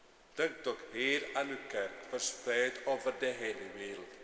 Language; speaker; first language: Dutch; non-native, fluent; Spanish